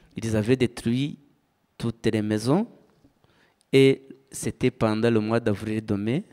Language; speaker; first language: French; non-native, local second language; Kinyarwanda